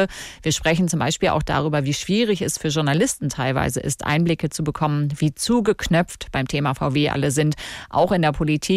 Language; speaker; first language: German; native; German